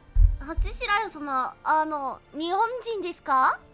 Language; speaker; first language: Japanese; non-native, learner; English